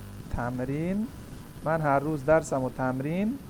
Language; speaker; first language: Persian; non-native, fluent; Urdu